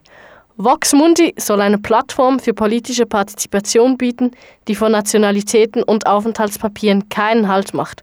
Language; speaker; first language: German; native; German